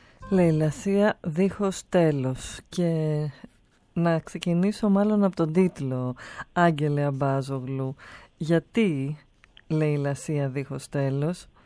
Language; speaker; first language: Greek; native; Greek